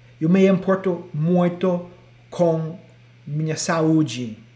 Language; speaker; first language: Portuguese; non-native, fluent; English